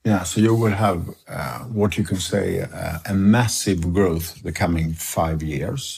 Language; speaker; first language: English; non-native, fluent; Swedish